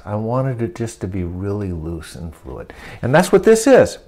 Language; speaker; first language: English; native; English